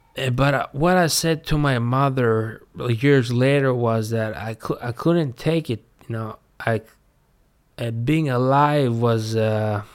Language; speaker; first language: English; non-native, fluent; Greek